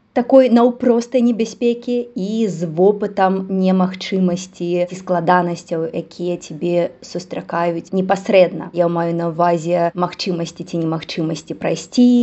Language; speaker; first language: Belarusian; native; Belarusian